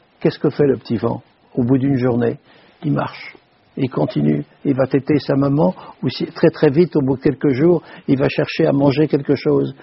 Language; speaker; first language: French; native; French